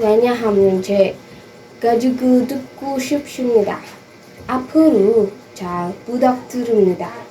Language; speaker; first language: Korean; non-native, learner; Filipino